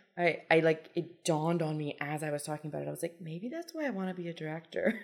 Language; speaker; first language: English; early bilingual, other home language; Persian